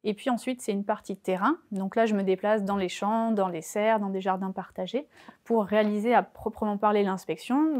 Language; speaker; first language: French; native; French